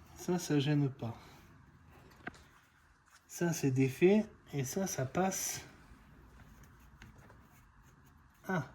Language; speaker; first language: French; native; French